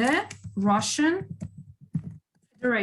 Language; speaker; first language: English; non-native, fluent; Kyrgyz